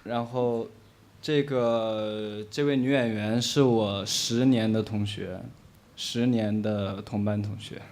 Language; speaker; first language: Chinese; native; Chinese